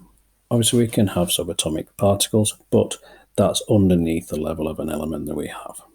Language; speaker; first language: English; native; English